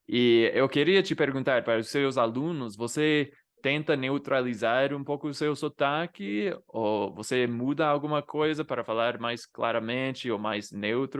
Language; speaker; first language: Portuguese; non-native, fluent; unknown